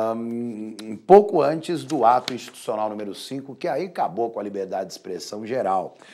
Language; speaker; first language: Portuguese; native; Portuguese